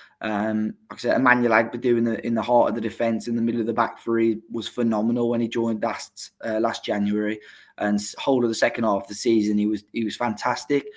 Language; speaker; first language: English; native; English